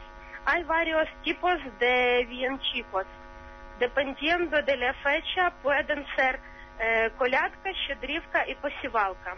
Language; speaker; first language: Spanish; non-native, learner; Ukrainian